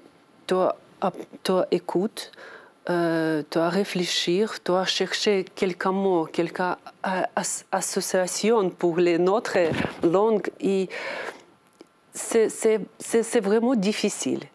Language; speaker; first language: French; non-native, learner; Ukrainian